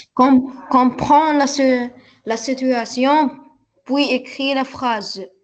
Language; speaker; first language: French; non-native, learner; Arabic